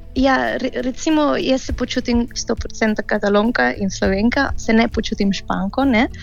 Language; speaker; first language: Slovenian; early bilingual, heritage; Catalan